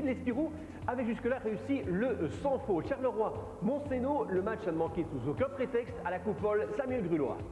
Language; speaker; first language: French; native; French